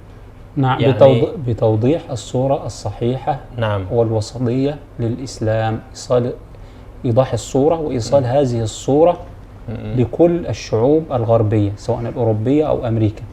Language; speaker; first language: Arabic; native; Arabic